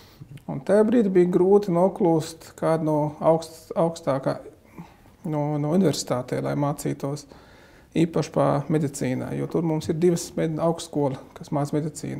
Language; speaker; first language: Latvian; non-native, fluent; Arabic